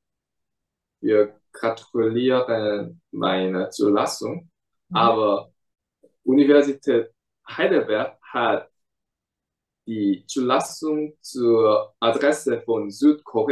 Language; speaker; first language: German; non-native, fluent; Korean